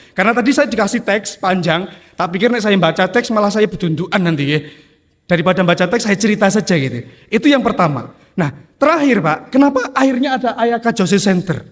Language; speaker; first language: Indonesian; non-native, local second language; Javanese